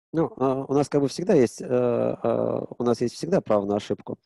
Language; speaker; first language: Russian; native; Russian